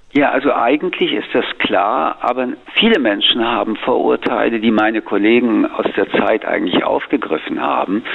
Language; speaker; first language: German; early bilingual, other home language; French